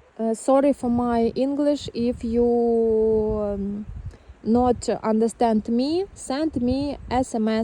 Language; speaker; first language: English; non-native, learner; Ukrainian